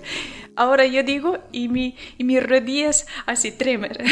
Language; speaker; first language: Spanish; non-native, learner; Ukrainian